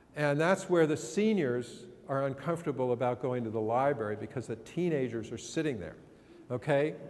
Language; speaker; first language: English; native; English